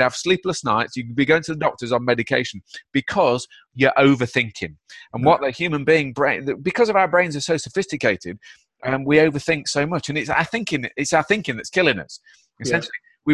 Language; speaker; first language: English; native; English